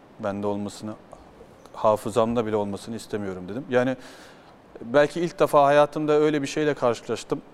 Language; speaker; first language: Turkish; early bilingual, heritage; Turkish